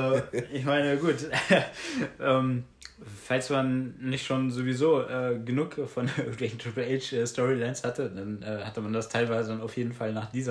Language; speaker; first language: German; native; German